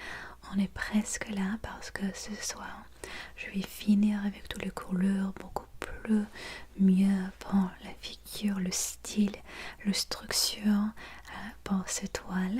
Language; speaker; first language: French; non-native, learner; English